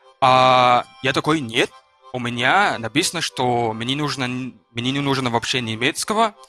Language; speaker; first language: Russian; non-native, learner; Arabic